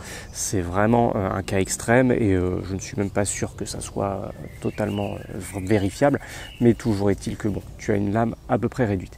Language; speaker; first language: French; native; French